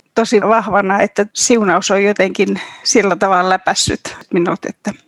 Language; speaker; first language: Finnish; native; Finnish